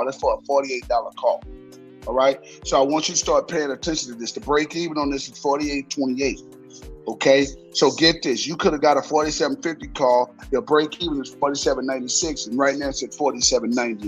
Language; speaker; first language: English; native; English